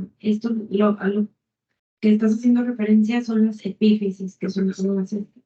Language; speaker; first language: Spanish; native; Spanish